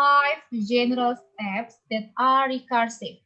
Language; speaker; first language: English; non-native, fluent; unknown